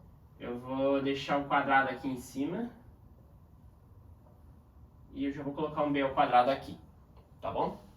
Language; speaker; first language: Portuguese; native; Portuguese